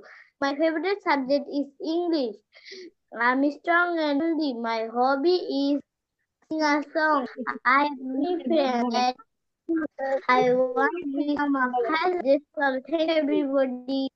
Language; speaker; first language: English; non-native, learner; Bangla